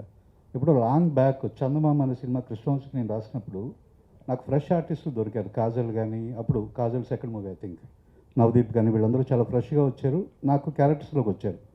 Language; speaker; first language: Telugu; native; Telugu